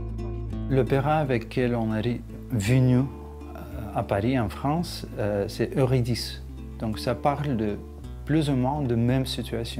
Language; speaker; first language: French; non-native, fluent; Russian